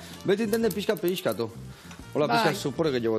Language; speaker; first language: Basque; native; Basque